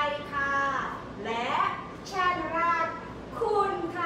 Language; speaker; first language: Thai; non-native, learner; Indonesian